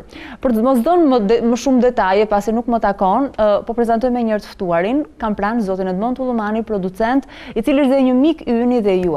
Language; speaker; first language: Albanian; native; Albanian